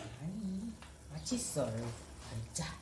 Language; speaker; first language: Korean; non-native, learner; Thai